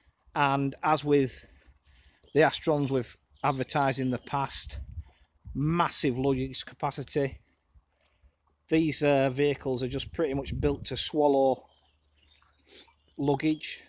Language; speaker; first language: English; native; English